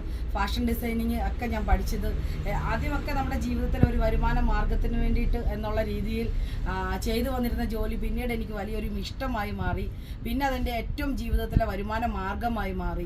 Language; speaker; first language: Malayalam; native; Malayalam